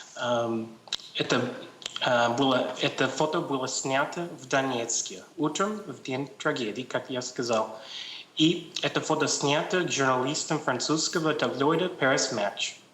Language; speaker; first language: Russian; non-native, learner; English